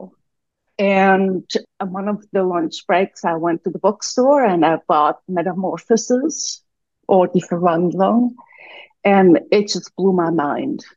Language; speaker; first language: English; non-native, fluent; Swiss German